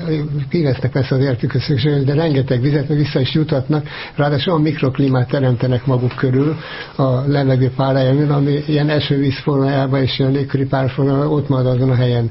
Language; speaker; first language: Hungarian; native; Hungarian